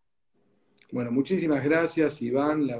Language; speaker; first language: Spanish; native; Spanish